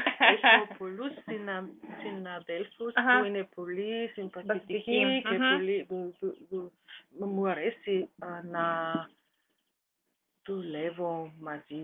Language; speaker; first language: Greek; non-native, learner; German